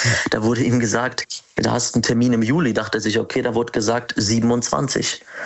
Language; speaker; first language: German; native; German